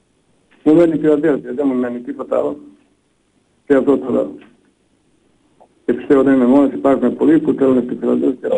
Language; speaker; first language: Greek; non-native, fluent; Bosnian